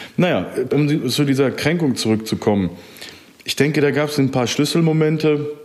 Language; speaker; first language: German; early bilingual, other home language; Turkish